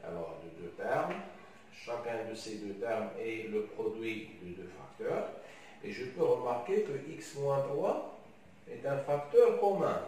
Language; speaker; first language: French; non-native, local second language; Arabic